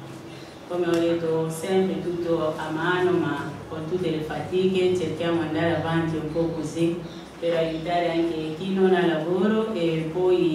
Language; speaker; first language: Italian; non-native, fluent; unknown